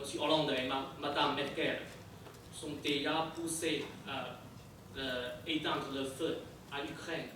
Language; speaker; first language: French; non-native, fluent; Chinese